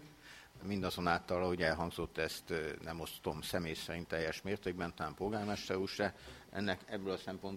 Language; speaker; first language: Hungarian; native; Hungarian